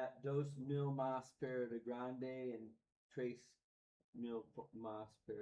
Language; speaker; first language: Spanish; non-native, learner; English